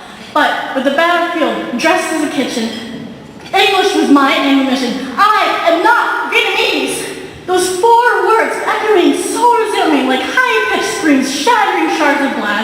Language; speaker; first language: English; early bilingual, heritage; Vietnamese